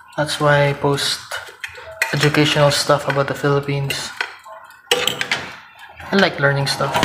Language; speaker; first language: English; non-native, local second language; Filipino